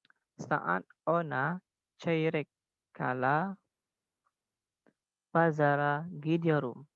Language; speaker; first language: Turkish; non-native, learner; Indonesian